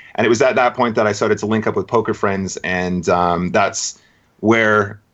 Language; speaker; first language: English; native; English